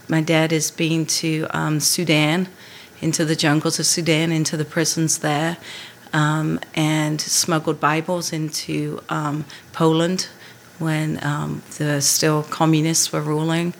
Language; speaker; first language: English; native; English